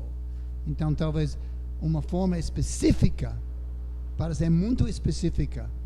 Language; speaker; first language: Portuguese; non-native, fluent; English